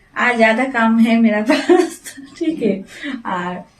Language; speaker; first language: Hindi; non-native, local second language; Bangla